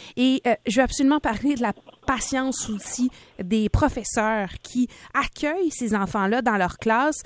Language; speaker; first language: French; native; French